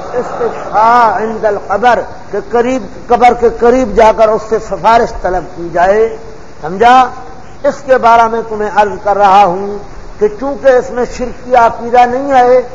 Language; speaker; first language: Urdu; non-native, local second language; Punjabi